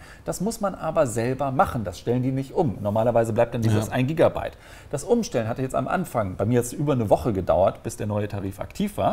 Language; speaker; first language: German; native; German